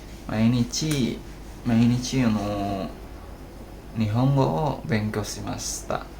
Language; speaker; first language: Japanese; non-native, learner; Indonesian